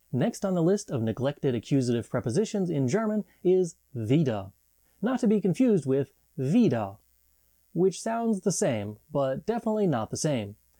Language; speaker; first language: English; native; English